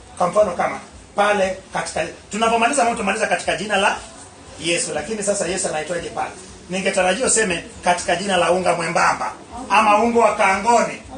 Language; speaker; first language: Swahili; non-native, local second language; Luo (Kenya and Tanzania)